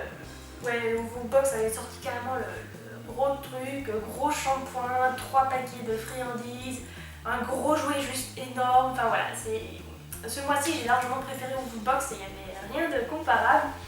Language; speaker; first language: French; native; French